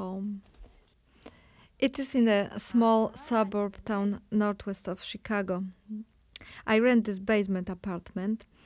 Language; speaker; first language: English; non-native, learner; Polish